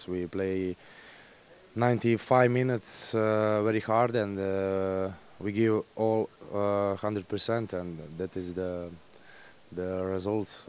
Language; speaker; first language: English; non-native, learner; Croatian